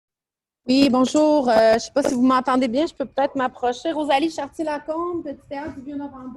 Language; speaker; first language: French; native; French